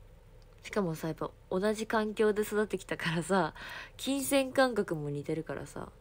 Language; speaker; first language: Japanese; native; Japanese